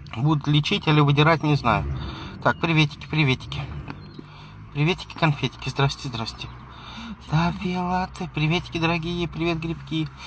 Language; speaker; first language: Russian; native; Russian